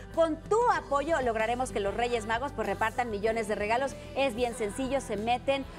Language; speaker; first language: Spanish; native; Spanish